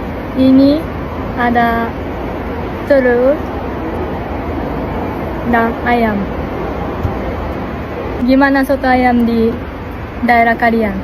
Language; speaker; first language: Indonesian; non-native, learner; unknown